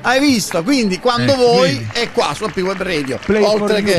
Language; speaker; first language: Italian; native; Italian